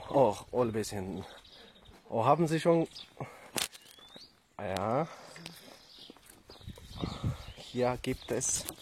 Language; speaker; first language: German; non-native, fluent; Tajik